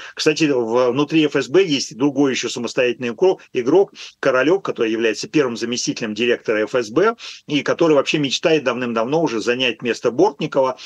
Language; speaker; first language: Russian; native; Russian